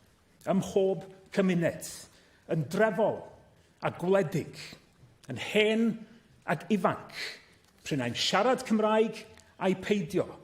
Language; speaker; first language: Welsh; native; Welsh